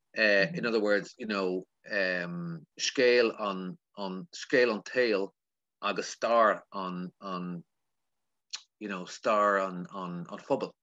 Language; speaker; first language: Irish; non-native, local second language; English